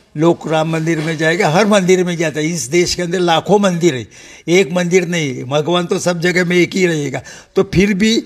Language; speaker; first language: Hindi; non-native, local second language; Marathi